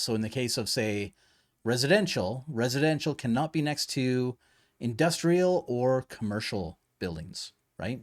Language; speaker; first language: English; native; English